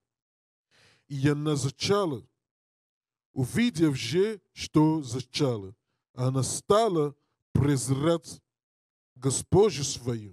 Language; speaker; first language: Russian; non-native, learner; English